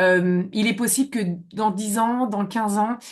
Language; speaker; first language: French; native; French